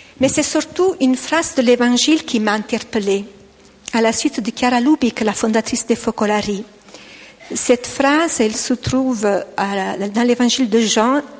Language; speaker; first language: French; non-native, fluent; Italian